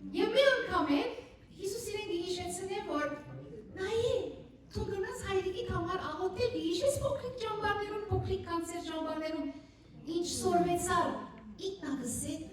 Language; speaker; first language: Armenian; early bilingual, heritage; Armenian